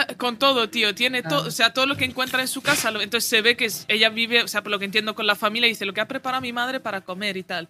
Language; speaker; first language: Spanish; early bilingual, other home language; Arabic